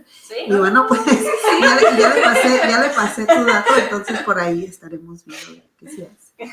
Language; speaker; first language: Spanish; native; Spanish